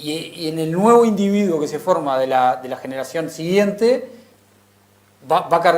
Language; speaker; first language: Spanish; native; Spanish